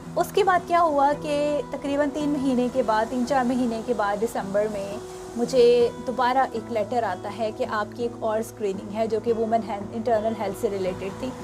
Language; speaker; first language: Urdu; non-native, local second language; Punjabi